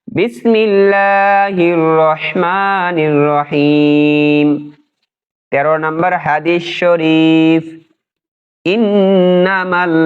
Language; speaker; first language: Bangla; native; Bangla